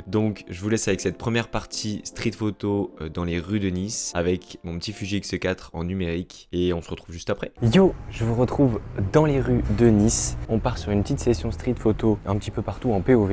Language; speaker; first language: French; native; French